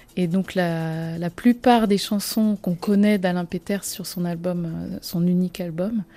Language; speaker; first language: French; native; French